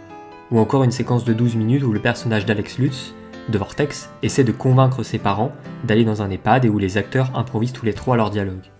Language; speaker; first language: French; native; French